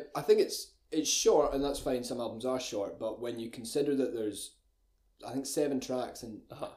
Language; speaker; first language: English; native; English